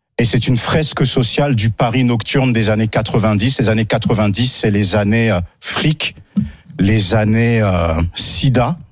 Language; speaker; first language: French; native; French